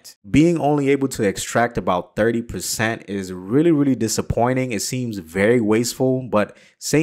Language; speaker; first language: English; native; English